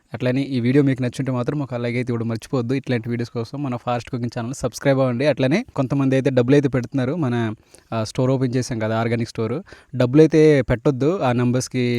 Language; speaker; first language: Telugu; non-native, local second language; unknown